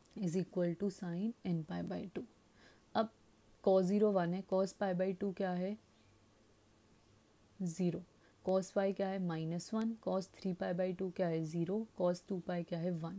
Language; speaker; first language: Hindi; native; Hindi